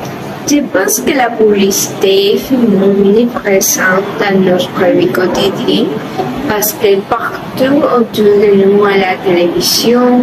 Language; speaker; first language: French; non-native, learner; Spanish